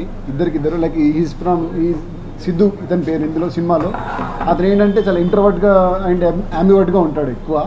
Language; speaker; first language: Telugu; native; Telugu